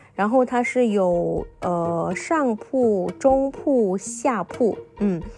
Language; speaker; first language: Chinese; non-native, fluent; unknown